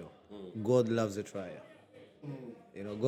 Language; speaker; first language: English; non-native, local second language; Kinyarwanda